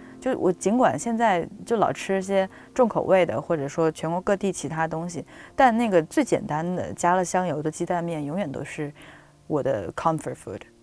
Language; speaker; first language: Chinese; native; Chinese